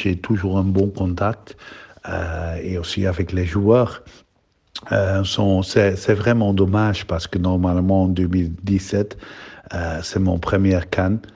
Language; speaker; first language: French; non-native, fluent; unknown